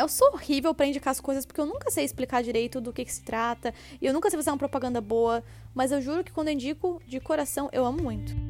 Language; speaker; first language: Portuguese; native; Portuguese